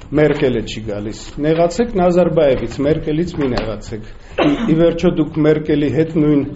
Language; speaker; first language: Armenian; native; Armenian